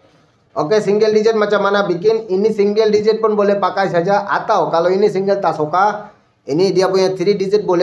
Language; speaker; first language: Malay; non-native, fluent; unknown